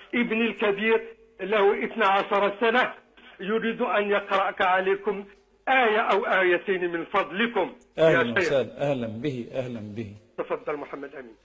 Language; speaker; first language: Arabic; non-native, fluent; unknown